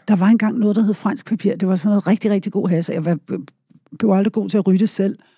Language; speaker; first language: Danish; native; Danish